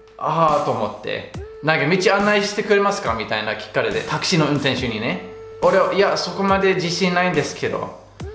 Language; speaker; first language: Japanese; non-native, fluent; English